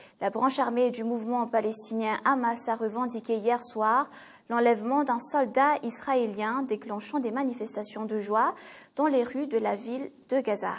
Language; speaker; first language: French; non-native, local second language; Malagasy